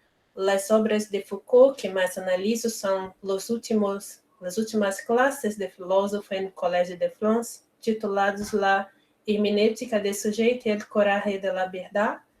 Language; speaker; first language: Spanish; non-native, learner; Portuguese